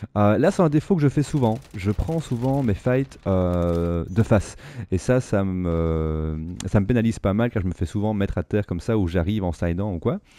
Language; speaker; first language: French; native; French